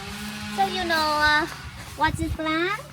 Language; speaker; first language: English; non-native, learner; Vietnamese